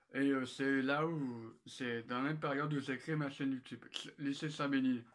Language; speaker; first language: French; native; French